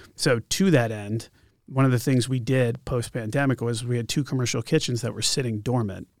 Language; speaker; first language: English; native; English